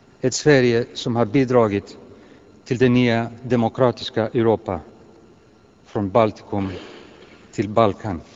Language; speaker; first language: Swedish; non-native, fluent; Greek